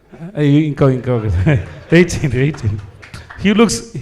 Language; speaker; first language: Telugu; non-native, learner; Tamil